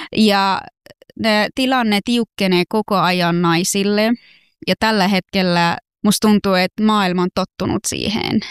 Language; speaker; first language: Finnish; non-native, fluent; Persian